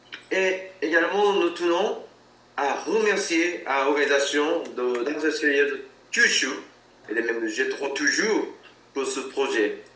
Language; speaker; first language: French; non-native, learner; Japanese